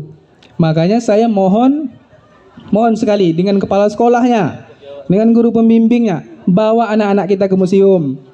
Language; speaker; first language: Indonesian; native; Indonesian